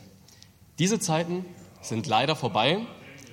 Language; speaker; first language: German; native; German